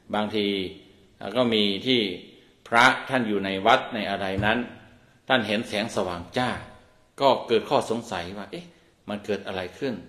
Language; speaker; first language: Thai; native; Thai